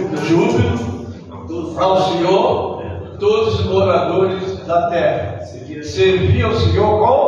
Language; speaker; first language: Portuguese; native; Portuguese